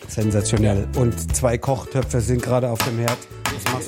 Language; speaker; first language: German; native; German